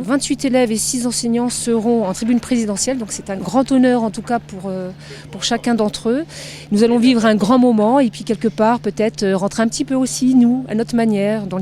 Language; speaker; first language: French; native; French